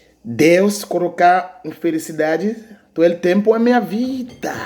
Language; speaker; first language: Portuguese; non-native, learner; Haitian Creole